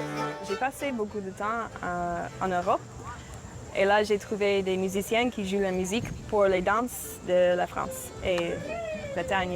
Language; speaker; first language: French; non-native, local second language; English